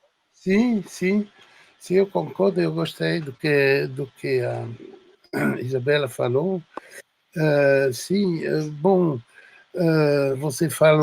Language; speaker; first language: Portuguese; non-native, fluent; French